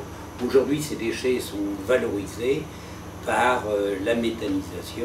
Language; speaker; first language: French; native; French